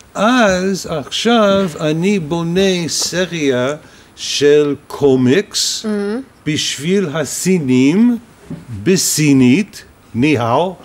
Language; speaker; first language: Hebrew; non-native, fluent; English